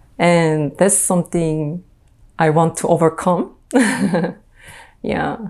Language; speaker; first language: English; non-native, fluent; Korean